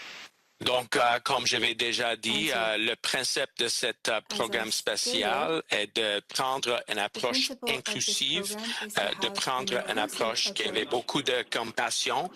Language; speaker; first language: French; non-native, local second language; English